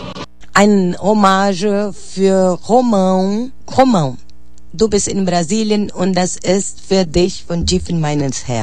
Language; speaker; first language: German; non-native, fluent; Portuguese